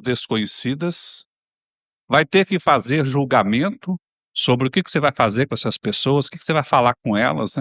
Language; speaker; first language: Portuguese; native; Portuguese